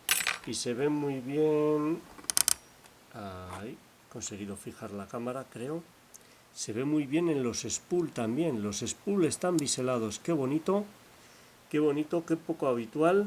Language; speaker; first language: Spanish; native; Spanish